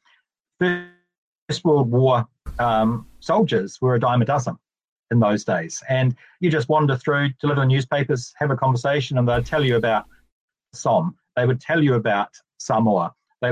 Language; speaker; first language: English; native; English